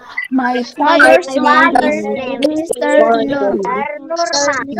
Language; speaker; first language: English; non-native, learner; Indonesian